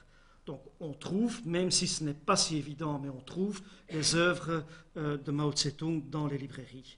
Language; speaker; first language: French; native; French